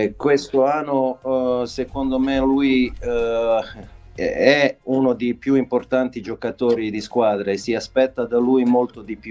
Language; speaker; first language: Italian; non-native, fluent; Serbian